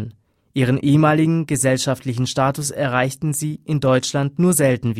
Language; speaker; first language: German; native; German